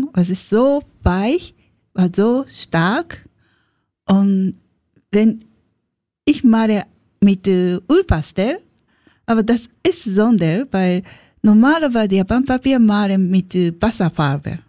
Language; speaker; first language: German; non-native, learner; Japanese